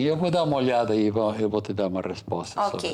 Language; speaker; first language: Portuguese; non-native, fluent; English